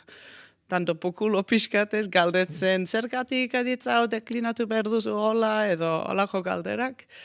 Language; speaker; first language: Basque; non-native, fluent; Danish